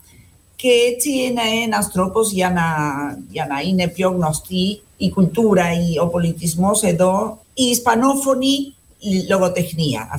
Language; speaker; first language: Greek; non-native, fluent; Spanish